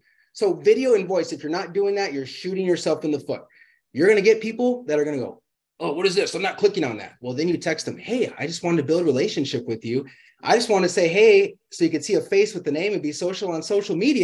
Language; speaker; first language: English; native; English